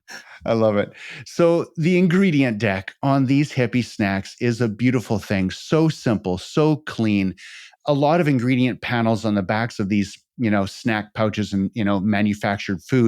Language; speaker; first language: English; native; English